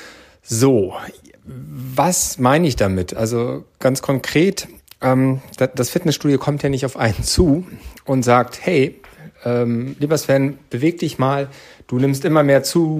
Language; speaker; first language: German; native; German